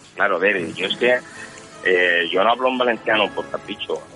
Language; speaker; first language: Spanish; non-native, local second language; Catalan